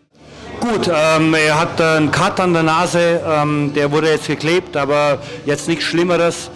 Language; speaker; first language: German; native; German